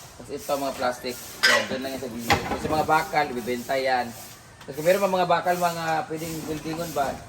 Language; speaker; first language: Filipino; native; Filipino